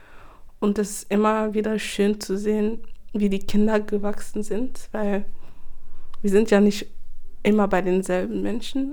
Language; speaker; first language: German; early bilingual, other home language; English